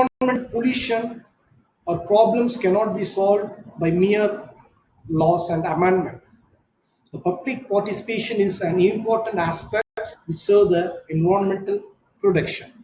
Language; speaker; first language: English; non-native, local second language; Tamil